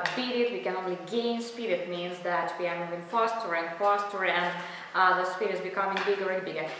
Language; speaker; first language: English; non-native, fluent; Russian